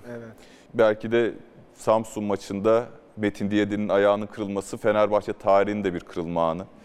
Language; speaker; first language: Turkish; native; Turkish